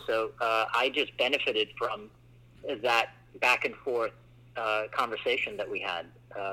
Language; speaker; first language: English; native; English